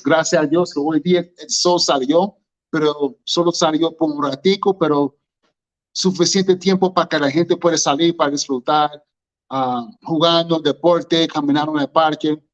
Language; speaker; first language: Spanish; non-native, learner; English